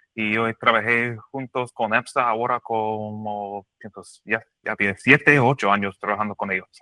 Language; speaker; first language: Spanish; non-native, learner; English